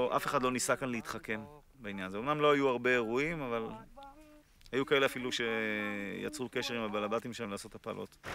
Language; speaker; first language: Hebrew; native; Hebrew